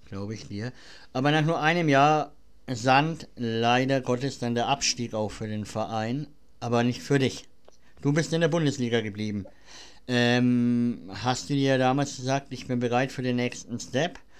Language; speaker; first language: German; native; German